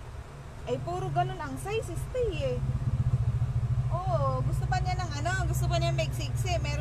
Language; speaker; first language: Filipino; native; Filipino